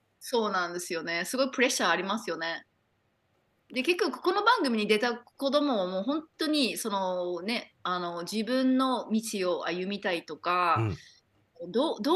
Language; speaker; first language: Japanese; early bilingual, heritage; Japanese